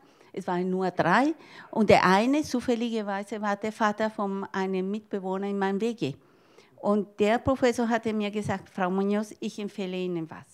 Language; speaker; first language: German; non-native, fluent; Spanish